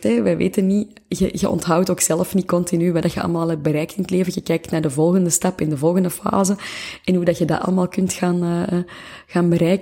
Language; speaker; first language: Dutch; native; Dutch